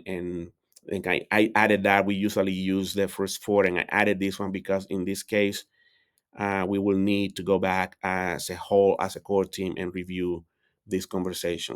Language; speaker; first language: English; non-native, fluent; Spanish